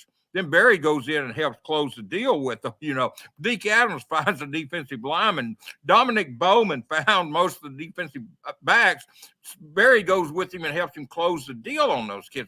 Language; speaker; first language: English; native; English